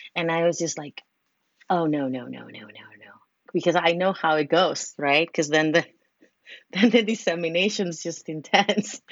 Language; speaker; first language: English; non-native, fluent; Spanish